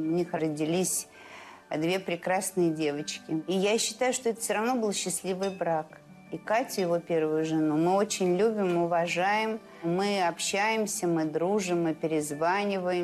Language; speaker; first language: Russian; native; Russian